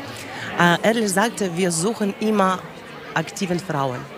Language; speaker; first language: German; non-native, learner; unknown